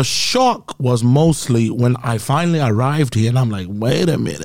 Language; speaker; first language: English; non-native, local second language; Shona